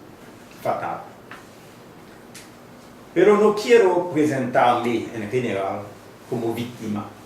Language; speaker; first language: Spanish; non-native, fluent; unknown